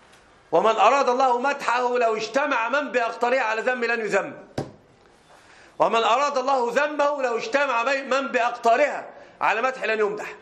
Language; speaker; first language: Arabic; native; Arabic